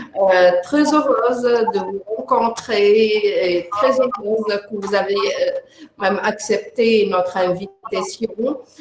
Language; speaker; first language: French; non-native, local second language; Arabic